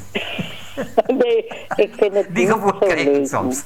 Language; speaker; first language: Dutch; non-native, local second language; Caribbean Hindustani